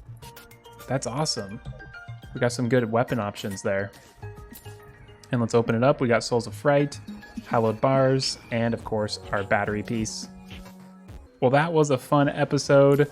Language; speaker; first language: English; native; English